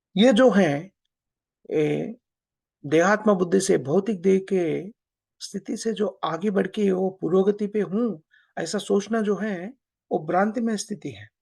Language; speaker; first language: Hindi; non-native, local second language; Telugu